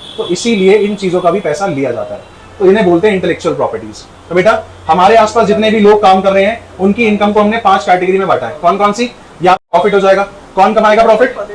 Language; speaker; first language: Hindi; native; Hindi